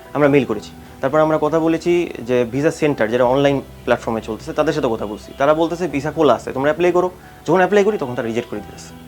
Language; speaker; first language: Bangla; native; Bangla